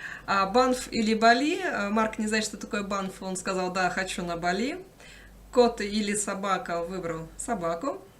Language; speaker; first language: Russian; native; Russian